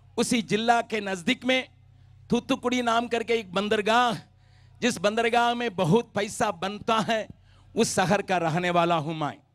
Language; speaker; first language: Hindi; non-native, local second language; Tamil